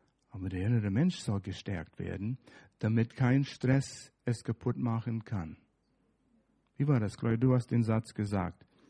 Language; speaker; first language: German; non-native, fluent; English